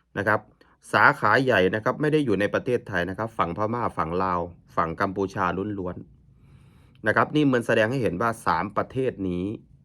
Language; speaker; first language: Thai; native; Thai